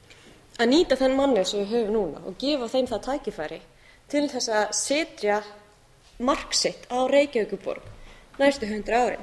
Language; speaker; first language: Icelandic; native; Icelandic